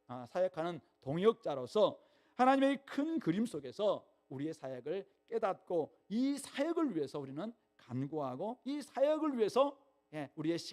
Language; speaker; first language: Korean; native; Korean